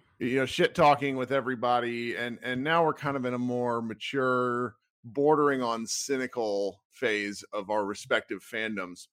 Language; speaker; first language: English; native; English